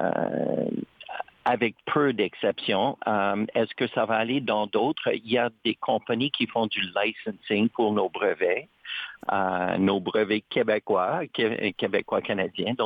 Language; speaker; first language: French; native; French